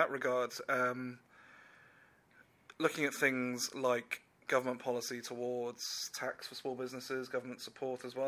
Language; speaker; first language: English; native; English